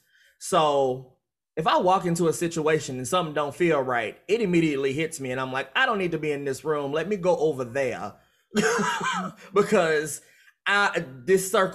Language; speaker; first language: English; native; English